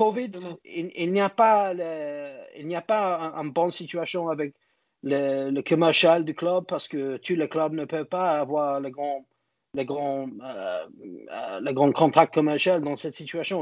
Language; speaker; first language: French; non-native, learner; English